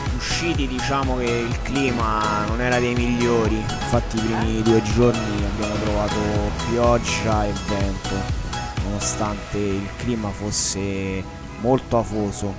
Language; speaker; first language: Italian; native; Italian